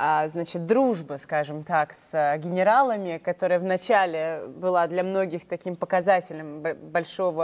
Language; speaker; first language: Russian; native; Russian